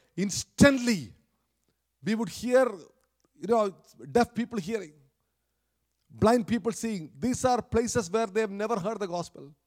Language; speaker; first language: English; non-native, local second language; Malayalam